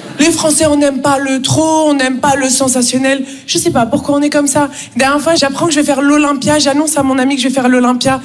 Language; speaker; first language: French; native; French